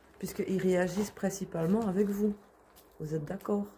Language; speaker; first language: French; native; French